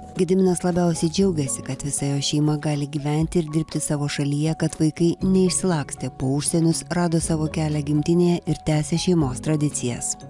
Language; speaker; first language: Lithuanian; native; Lithuanian